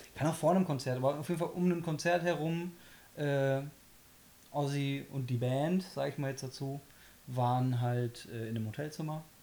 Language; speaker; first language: German; early bilingual, other home language; Polish